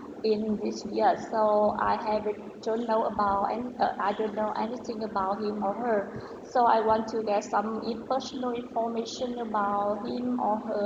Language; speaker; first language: English; non-native, learner; Vietnamese